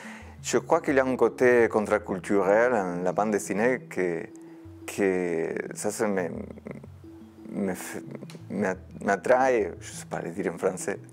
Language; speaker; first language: French; non-native, fluent; Spanish